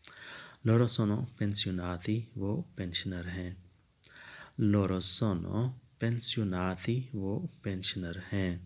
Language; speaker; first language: Italian; non-native, learner; Urdu